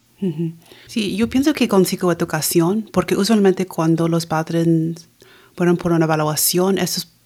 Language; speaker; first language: Spanish; non-native, fluent; English